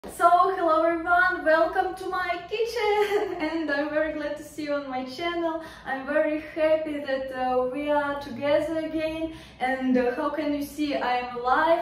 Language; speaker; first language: English; non-native, learner; Russian